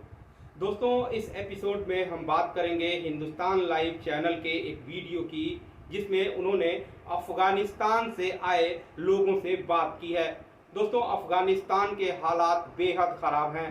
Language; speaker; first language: Hindi; native; Hindi